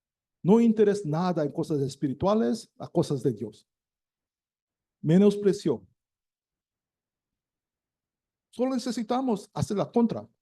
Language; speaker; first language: Spanish; non-native, learner; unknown